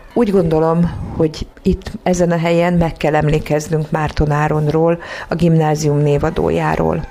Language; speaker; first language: Hungarian; native; Hungarian